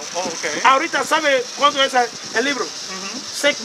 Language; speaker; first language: Spanish; non-native, learner; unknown